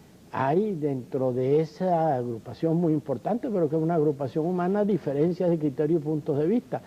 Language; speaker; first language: Spanish; native; Spanish